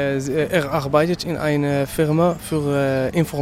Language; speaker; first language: German; non-native, learner; Arabic